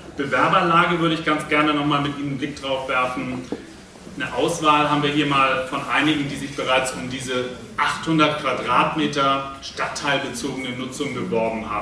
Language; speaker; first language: German; native; German